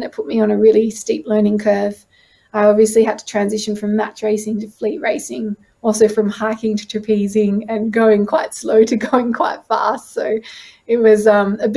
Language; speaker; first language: English; native; English